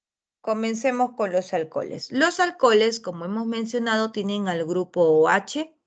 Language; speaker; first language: Spanish; native; Spanish